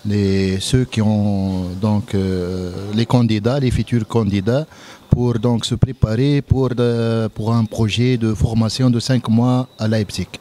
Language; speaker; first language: French; non-native, local second language; Arabic